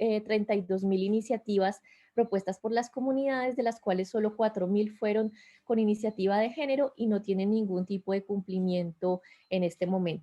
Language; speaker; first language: Spanish; native; Spanish